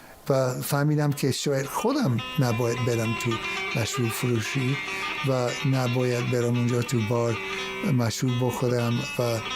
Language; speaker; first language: Persian; non-native, fluent; English